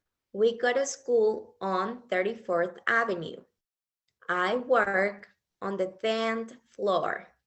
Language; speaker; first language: English; non-native, fluent; Spanish